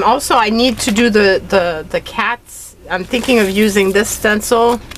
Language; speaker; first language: English; native; English